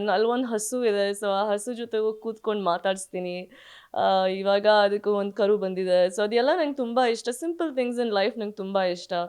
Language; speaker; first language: Kannada; early bilingual, heritage; Kannada